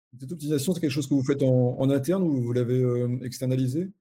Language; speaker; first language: French; native; French